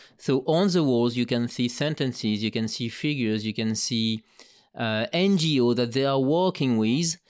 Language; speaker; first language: English; non-native, fluent; French